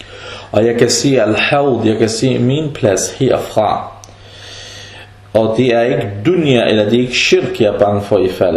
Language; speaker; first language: Danish; non-native, fluent; Arabic